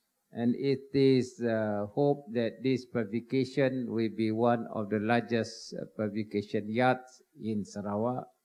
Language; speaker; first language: English; non-native, local second language; Malay